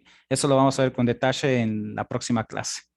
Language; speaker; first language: Spanish; native; Spanish